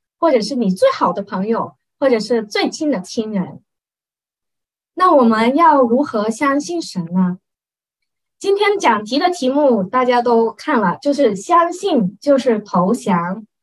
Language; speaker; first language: Chinese; non-native, local second language; Cantonese